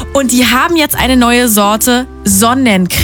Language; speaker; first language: German; native; German